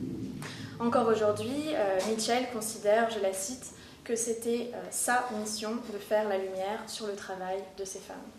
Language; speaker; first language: French; native; French